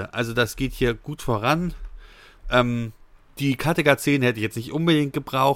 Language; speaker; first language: German; native; German